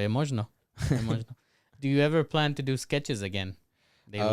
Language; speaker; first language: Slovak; non-native, learner; English